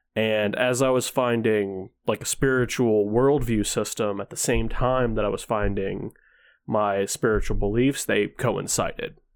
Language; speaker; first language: English; early bilingual, other home language; Danish